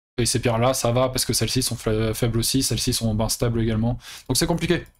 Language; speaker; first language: French; native; French